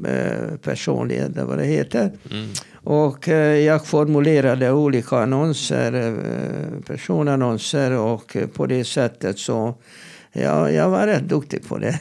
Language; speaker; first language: Swedish; non-native, fluent; Hungarian